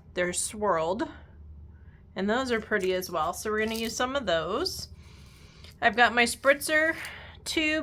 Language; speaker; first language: English; native; English